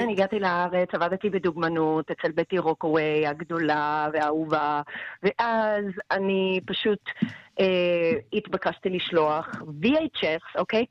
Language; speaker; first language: Hebrew; non-native, fluent; English